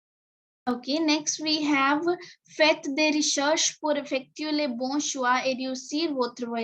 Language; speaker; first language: French; non-native, fluent; Hindi